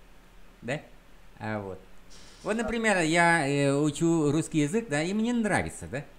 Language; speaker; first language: Russian; non-native, fluent; Vietnamese